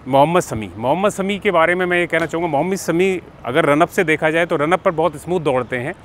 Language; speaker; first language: Hindi; native; Hindi